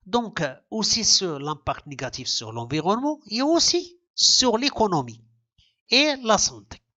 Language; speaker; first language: French; non-native, local second language; Arabic